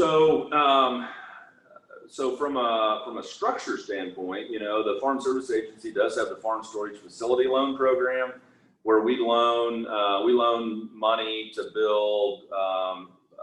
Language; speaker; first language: English; native; English